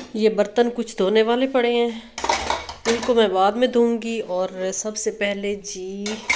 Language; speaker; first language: Urdu; non-native, local second language; Punjabi